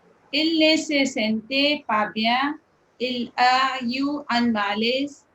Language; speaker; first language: French; non-native, learner; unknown